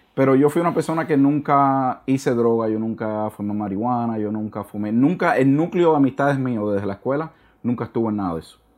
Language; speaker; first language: Spanish; native; Spanish